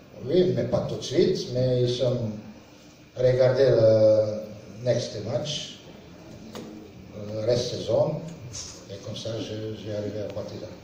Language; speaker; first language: French; non-native, learner; Serbian